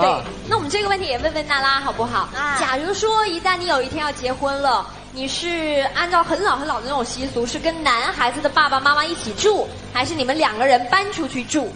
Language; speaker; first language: Chinese; native; Chinese